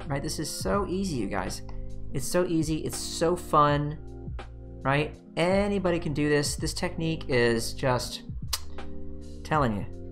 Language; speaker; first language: English; native; English